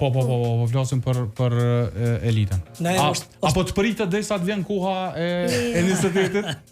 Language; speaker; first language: Albanian; native; Albanian